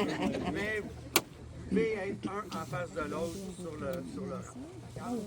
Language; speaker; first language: French; native; French